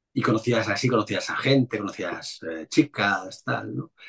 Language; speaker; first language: Spanish; native; Spanish